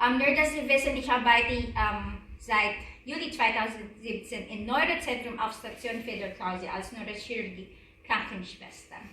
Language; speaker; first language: German; non-native, learner; Filipino